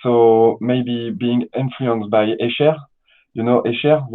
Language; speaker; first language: English; non-native, learner; French